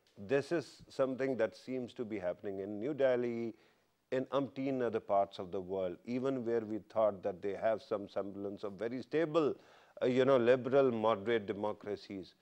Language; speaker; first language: English; non-native, local second language; Urdu